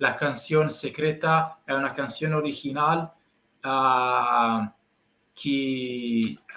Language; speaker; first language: Spanish; non-native, learner; Italian